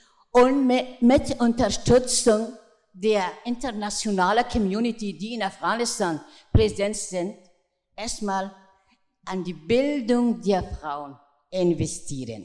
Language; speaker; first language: German; non-native, fluent; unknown